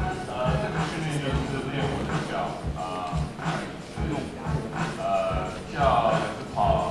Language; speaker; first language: Chinese; early bilingual, heritage; English